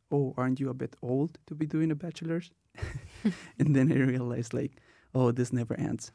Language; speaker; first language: English; non-native, fluent; Spanish